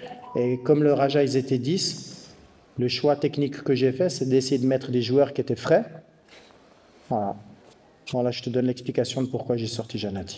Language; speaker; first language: French; native; French